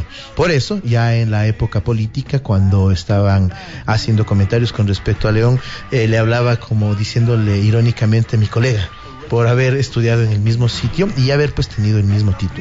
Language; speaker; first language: Spanish; native; Spanish